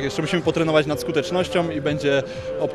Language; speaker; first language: Polish; native; Polish